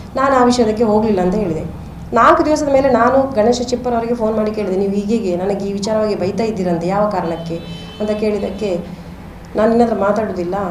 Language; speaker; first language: Kannada; non-native, local second language; Tulu